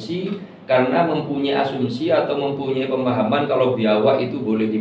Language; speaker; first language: Indonesian; non-native, local second language; Javanese